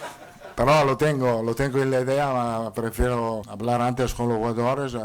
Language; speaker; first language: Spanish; non-native, fluent; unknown